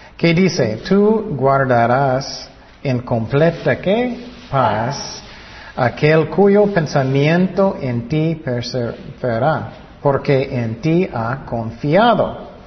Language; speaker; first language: Spanish; non-native, fluent; English